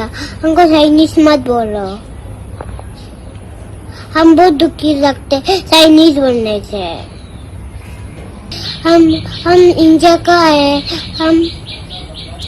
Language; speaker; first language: Hindi; non-native, local second language; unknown